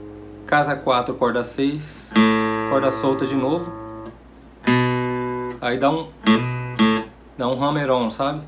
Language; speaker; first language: Portuguese; native; Portuguese